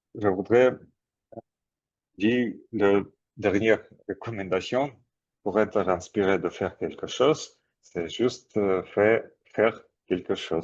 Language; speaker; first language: French; non-native, learner; Armenian